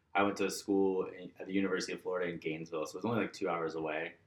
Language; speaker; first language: English; native; English